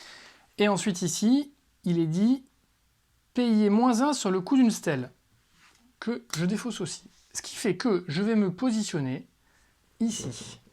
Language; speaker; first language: French; native; French